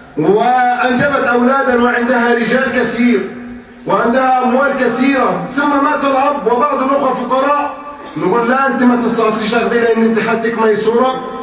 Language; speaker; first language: Arabic; native; Arabic